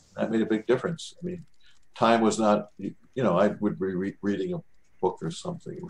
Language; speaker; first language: English; native; English